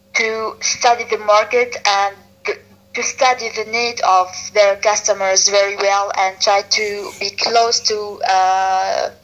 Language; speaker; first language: English; non-native, fluent; Arabic